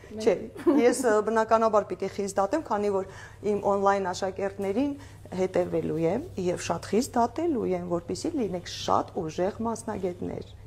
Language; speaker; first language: Armenian; native; Armenian